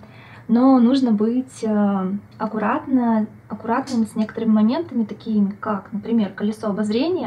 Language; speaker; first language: Russian; native; Russian